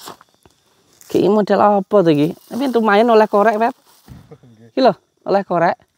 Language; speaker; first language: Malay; non-native, local second language; Javanese